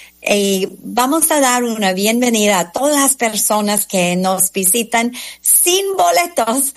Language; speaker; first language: Spanish; non-native, fluent; English